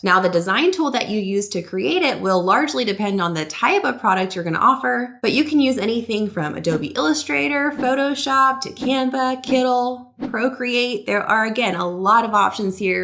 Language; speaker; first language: English; native; English